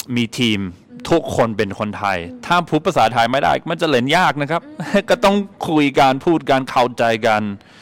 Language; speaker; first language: Thai; non-native, fluent; English